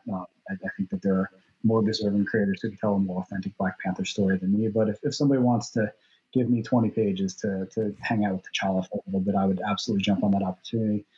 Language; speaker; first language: English; native; English